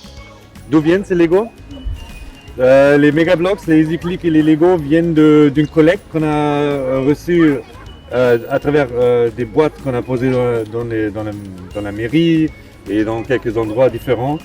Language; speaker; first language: French; non-native, fluent; German